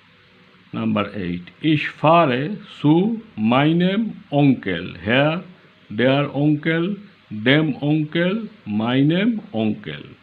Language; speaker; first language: German; non-native, learner; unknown